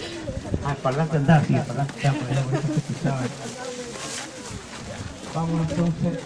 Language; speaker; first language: Spanish; native; Spanish